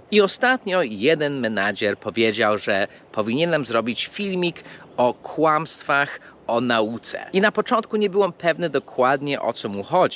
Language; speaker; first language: Polish; early bilingual, heritage; English